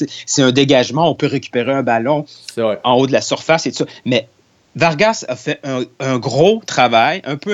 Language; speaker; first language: French; native; French